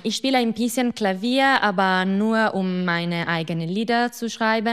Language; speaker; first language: German; non-native, local second language; Italian